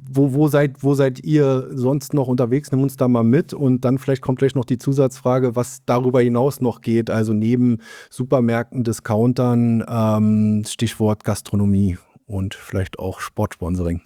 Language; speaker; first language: German; native; German